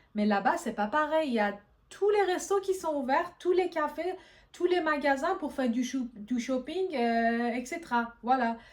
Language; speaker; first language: French; non-native, fluent; Persian